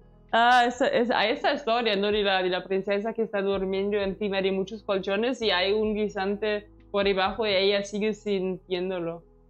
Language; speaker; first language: Spanish; non-native, fluent; German